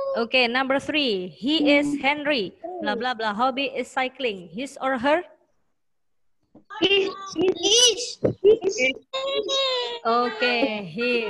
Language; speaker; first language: English; non-native, learner; Indonesian